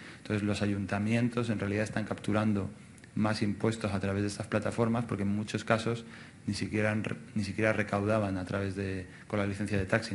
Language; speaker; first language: Spanish; native; Spanish